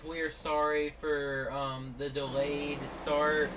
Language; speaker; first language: English; native; English